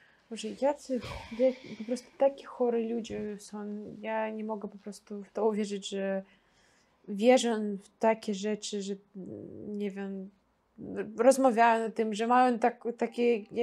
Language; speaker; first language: Polish; non-native, fluent; Russian